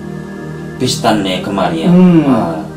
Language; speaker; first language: Korean; non-native, learner; Indonesian